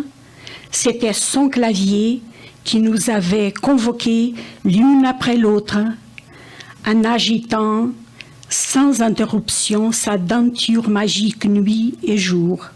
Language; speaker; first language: French; non-native, fluent; Portuguese